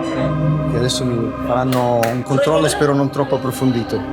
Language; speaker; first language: Italian; native; Italian